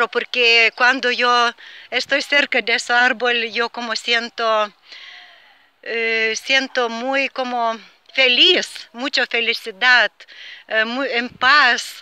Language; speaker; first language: Spanish; non-native, learner; Lithuanian